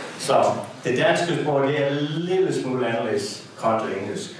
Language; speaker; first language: Danish; non-native, fluent; English